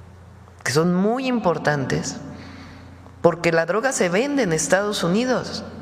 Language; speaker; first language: Spanish; native; Spanish